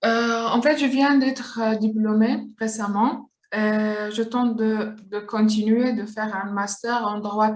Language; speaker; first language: French; non-native, learner; Kurdish